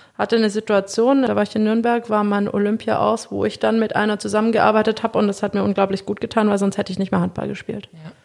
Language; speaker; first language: German; native; German